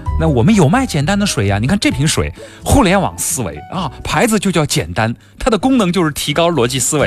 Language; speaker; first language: Chinese; native; Chinese